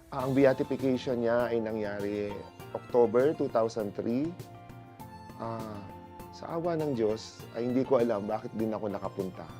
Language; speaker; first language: Filipino; native; Filipino